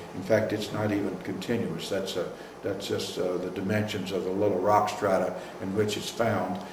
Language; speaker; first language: English; native; English